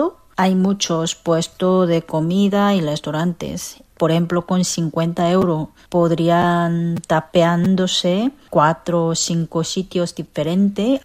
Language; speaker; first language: Spanish; non-native, fluent; Korean